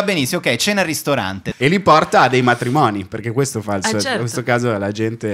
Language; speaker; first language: Italian; native; Italian